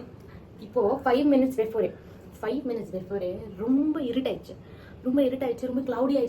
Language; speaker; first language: Tamil; non-native, learner; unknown